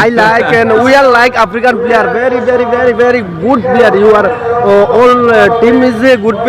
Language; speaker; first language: English; non-native, learner; Sylheti